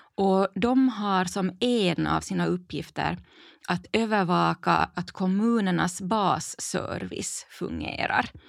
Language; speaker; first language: Swedish; native; Swedish